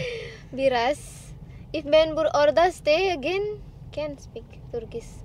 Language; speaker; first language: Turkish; non-native, learner; Indonesian